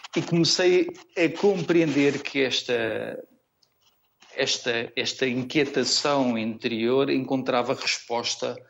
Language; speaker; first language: Portuguese; native; Portuguese